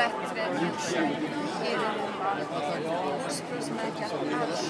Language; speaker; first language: Swedish; non-native, fluent; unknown